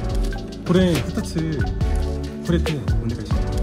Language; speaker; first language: Japanese; non-native, learner; Korean